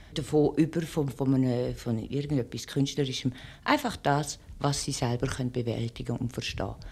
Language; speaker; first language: German; early bilingual, other home language; French